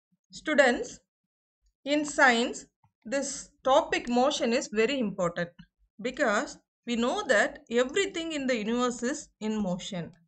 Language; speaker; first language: English; non-native, local second language; Tamil